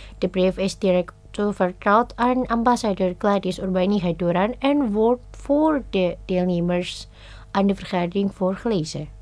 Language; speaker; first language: Dutch; non-native, fluent; Indonesian